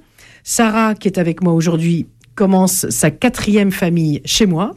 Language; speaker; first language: French; native; French